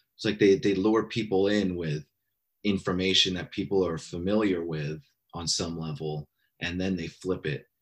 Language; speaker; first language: English; native; English